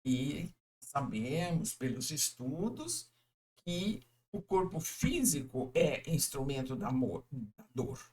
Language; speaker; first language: Portuguese; native; Portuguese